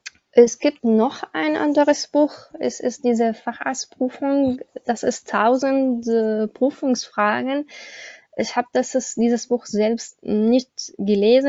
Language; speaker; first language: German; non-native, learner; Arabic